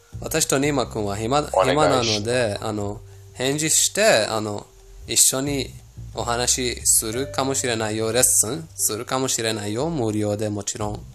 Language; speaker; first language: Japanese; non-native, fluent; Persian